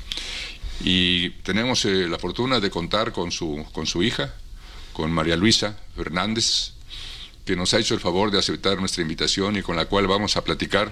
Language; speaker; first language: Spanish; native; Spanish